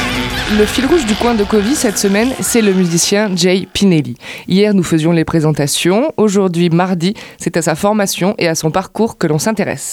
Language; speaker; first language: French; native; French